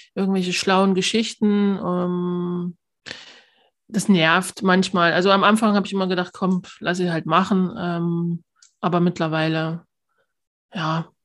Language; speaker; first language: German; native; German